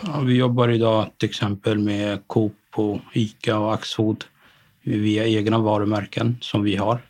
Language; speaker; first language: Swedish; early bilingual, other home language; Arabic